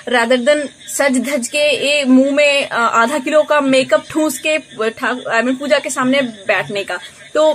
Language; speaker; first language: Hindi; non-native, local second language; Bangla